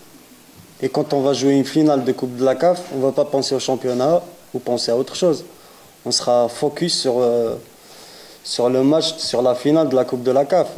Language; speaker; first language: French; native; French